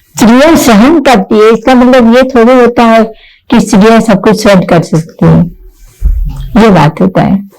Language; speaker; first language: Hindi; non-native, local second language; Marathi